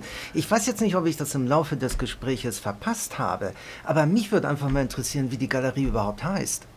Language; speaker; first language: German; native; German